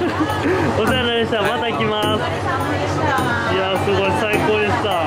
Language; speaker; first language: Japanese; native; Japanese